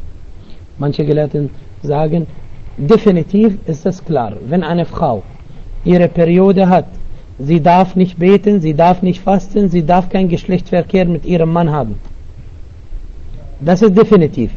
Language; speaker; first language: German; non-native, fluent; Arabic